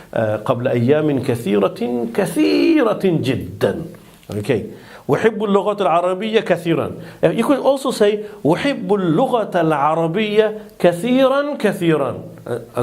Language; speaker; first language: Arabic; non-native, fluent; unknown